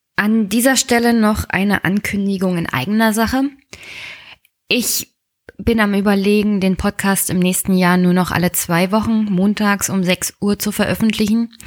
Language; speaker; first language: German; native; German